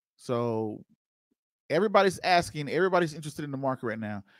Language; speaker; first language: English; native; English